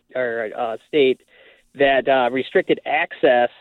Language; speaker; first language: English; native; English